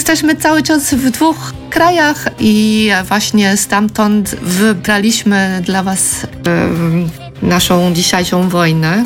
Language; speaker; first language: Polish; non-native, learner; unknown